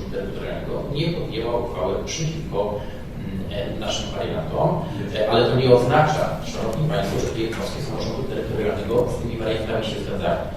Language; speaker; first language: Polish; native; Polish